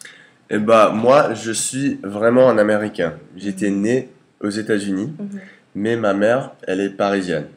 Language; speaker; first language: French; early bilingual, heritage; English